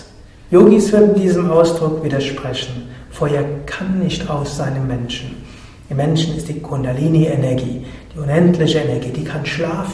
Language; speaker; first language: German; native; German